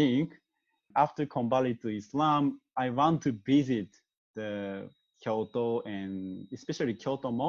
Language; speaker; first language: English; non-native, learner; Japanese